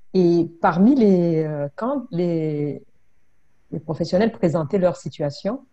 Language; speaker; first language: French; non-native, local second language; Kinyarwanda